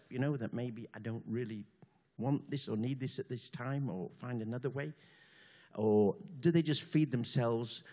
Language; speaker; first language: English; native; English